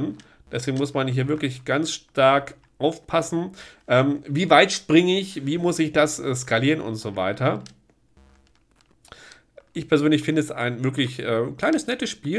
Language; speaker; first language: German; native; German